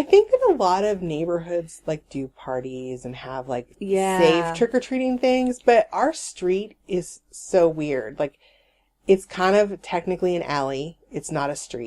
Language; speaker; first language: English; native; English